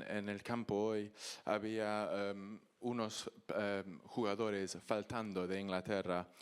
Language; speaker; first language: Spanish; non-native, learner; English